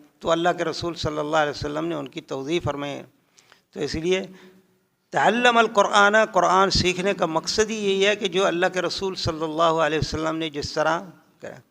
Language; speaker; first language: Urdu; native; Urdu